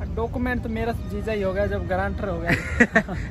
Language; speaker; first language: Hindi; native; Hindi